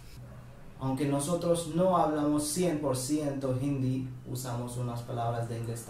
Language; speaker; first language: Spanish; non-native, fluent; Hindi